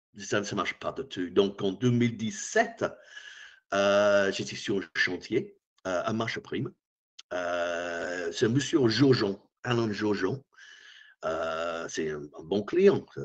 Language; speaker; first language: French; non-native, learner; English